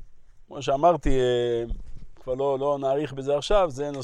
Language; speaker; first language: Hebrew; native; Hebrew